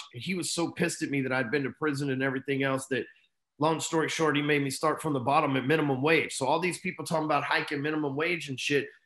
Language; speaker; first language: English; native; English